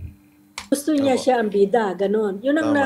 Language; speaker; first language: Filipino; native; Filipino